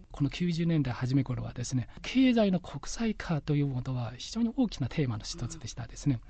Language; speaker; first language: Japanese; non-native, fluent; Chinese